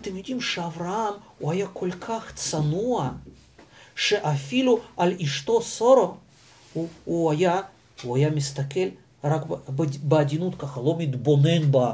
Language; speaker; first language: Hebrew; non-native, fluent; Russian